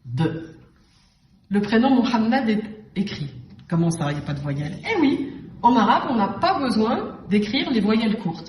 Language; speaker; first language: French; native; French